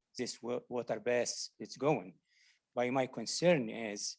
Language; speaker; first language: English; non-native, learner; Arabic